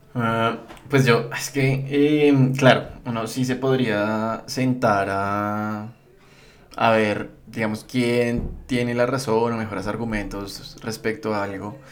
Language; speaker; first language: Spanish; native; Spanish